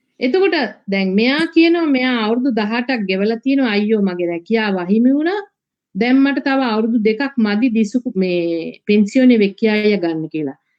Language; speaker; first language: Sinhala; native; Sinhala